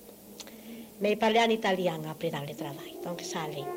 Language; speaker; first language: French; non-native, fluent; Spanish